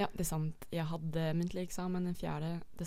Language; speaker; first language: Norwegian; non-native, fluent; Dutch